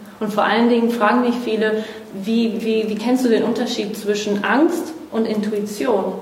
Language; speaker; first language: German; non-native, fluent; Portuguese